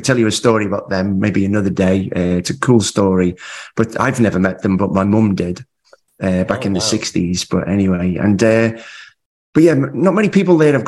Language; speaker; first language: English; native; English